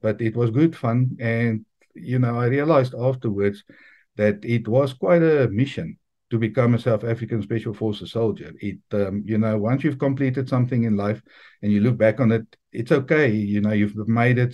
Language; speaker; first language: English; non-native, local second language; Afrikaans